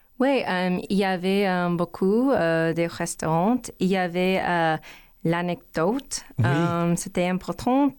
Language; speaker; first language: French; non-native, learner; English